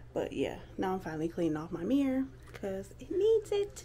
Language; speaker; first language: English; native; English